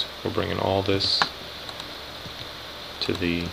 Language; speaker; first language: English; native; English